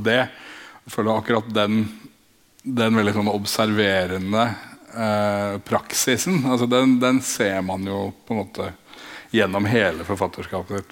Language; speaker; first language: Norwegian; native; Norwegian